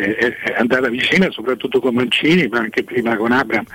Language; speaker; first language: Italian; native; Italian